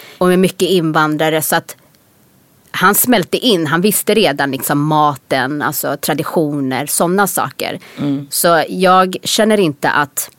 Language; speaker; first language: Swedish; native; Swedish